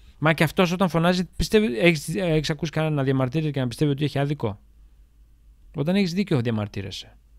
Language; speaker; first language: Greek; native; Greek